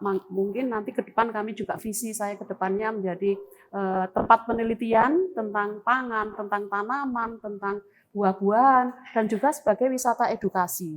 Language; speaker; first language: Indonesian; native; Indonesian